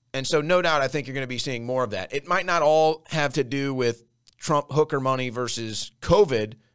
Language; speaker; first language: English; native; English